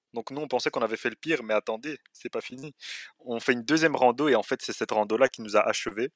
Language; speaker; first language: French; early bilingual, other home language; Arabic